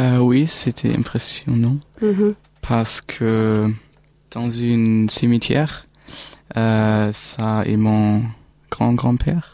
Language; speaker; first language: French; non-native, learner; German